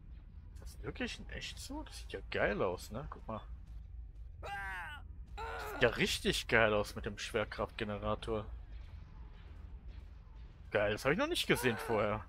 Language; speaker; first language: German; native; German